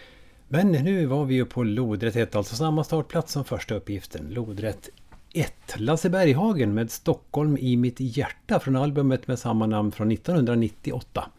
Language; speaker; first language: Swedish; native; Swedish